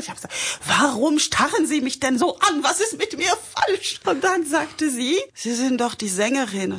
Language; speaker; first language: German; non-native, fluent; French